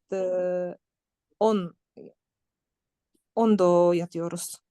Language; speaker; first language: Turkish; non-native, learner; Kyrgyz